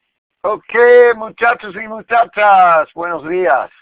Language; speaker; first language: Spanish; non-native, fluent; English